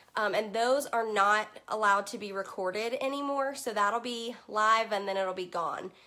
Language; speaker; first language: English; native; English